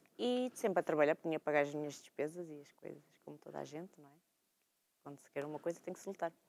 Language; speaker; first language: Portuguese; early bilingual, heritage; Portuguese